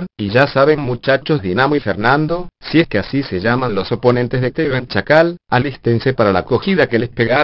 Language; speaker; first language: Spanish; native; Spanish